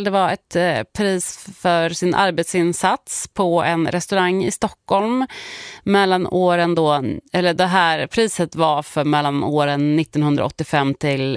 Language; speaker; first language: Swedish; native; Swedish